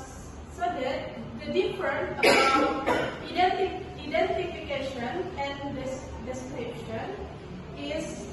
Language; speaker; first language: English; non-native, learner; Indonesian